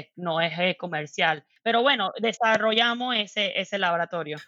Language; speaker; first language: Spanish; early bilingual, heritage; Spanish